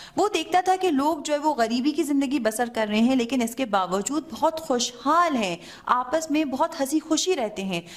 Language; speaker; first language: Urdu; native; Urdu